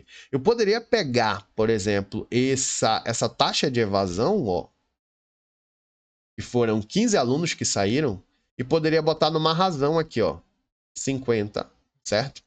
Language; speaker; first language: Portuguese; native; Portuguese